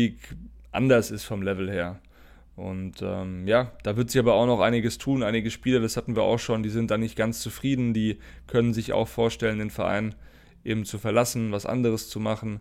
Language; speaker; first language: German; native; German